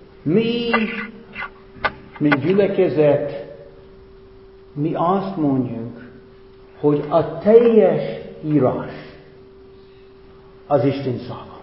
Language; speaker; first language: Hungarian; non-native, fluent; English